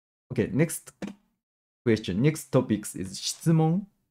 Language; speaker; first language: English; non-native, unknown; Japanese